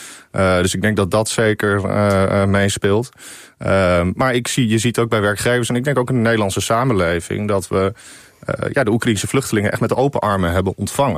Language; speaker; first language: Dutch; native; Dutch